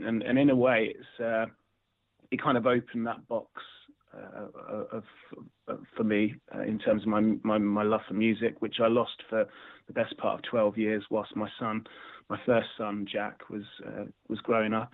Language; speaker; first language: English; native; English